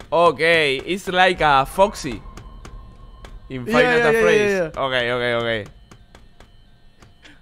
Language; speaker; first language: English; non-native, learner; Spanish